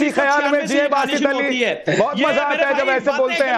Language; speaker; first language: Hindi; native; Hindi